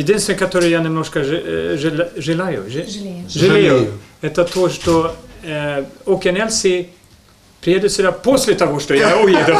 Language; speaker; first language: Russian; non-native, learner; Swedish